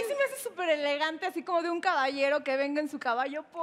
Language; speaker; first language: Spanish; native; Spanish